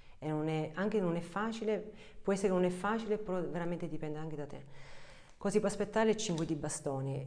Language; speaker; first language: Italian; early bilingual, heritage; Italian